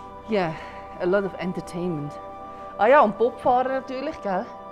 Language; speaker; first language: German; native; German